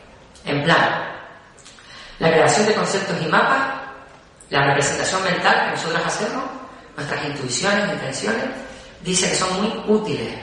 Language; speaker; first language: Spanish; native; Spanish